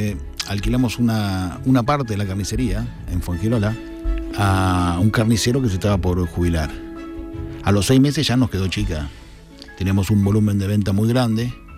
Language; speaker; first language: Spanish; native; Spanish